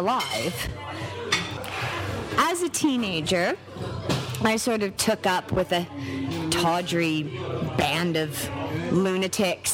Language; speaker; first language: English; native; English